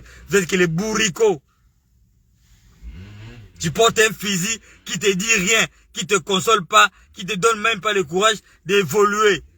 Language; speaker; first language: French; non-native, local second language; Lingala